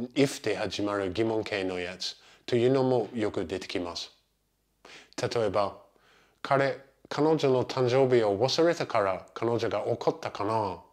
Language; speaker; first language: Japanese; non-native, fluent; English